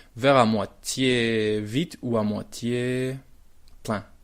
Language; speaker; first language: French; non-native, learner; Spanish